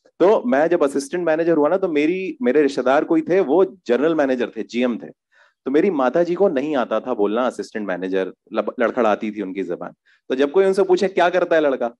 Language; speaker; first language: Hindi; native; Hindi